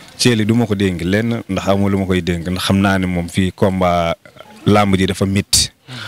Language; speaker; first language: Wolof; non-native, local second language; Fula